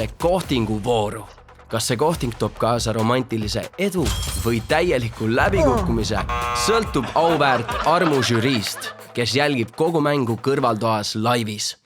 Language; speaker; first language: Estonian; native; Estonian